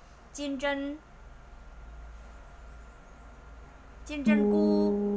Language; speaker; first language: Chinese; non-native, fluent; Vietnamese